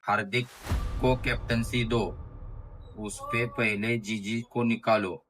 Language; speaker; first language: Hindi; non-native, local second language; Marathi